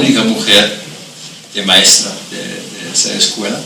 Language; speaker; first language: Spanish; non-native, fluent; German